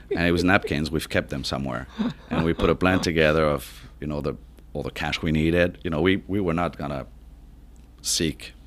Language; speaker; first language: English; non-native, fluent; French